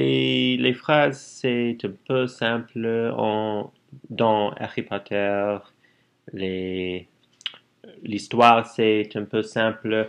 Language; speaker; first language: French; non-native, learner; English